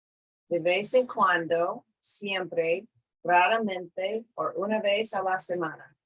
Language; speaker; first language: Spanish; non-native, fluent; English